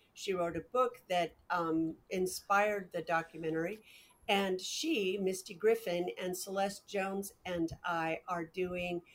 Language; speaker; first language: English; native; English